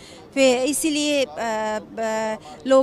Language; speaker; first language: Hindi; non-native, learner; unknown